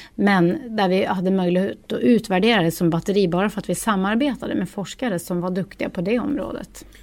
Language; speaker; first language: Swedish; non-native, fluent; Norwegian